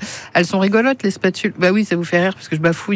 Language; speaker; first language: French; native; French